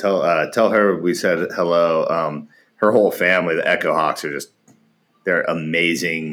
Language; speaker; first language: English; native; English